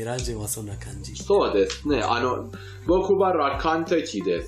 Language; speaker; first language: Japanese; non-native, fluent; Persian